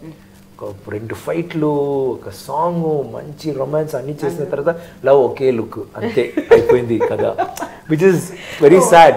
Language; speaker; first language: Telugu; non-native, learner; Tamil